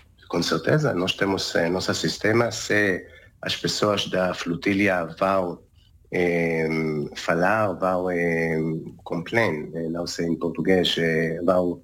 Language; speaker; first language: Portuguese; non-native, learner; Hebrew